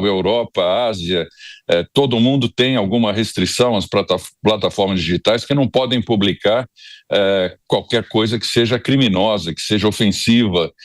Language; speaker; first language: Portuguese; native; Portuguese